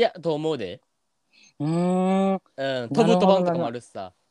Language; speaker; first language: Japanese; native; Japanese